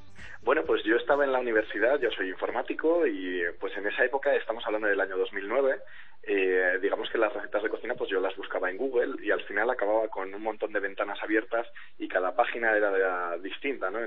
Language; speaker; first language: Spanish; native; Spanish